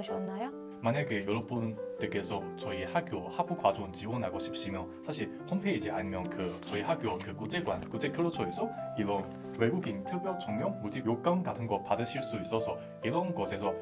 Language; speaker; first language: Korean; non-native, fluent; Chinese